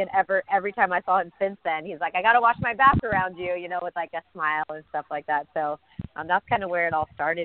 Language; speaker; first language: English; native; English